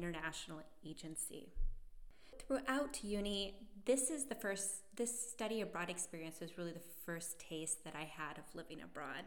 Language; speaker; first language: English; native; English